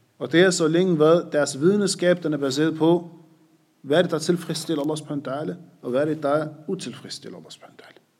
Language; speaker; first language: Danish; non-native, fluent; Arabic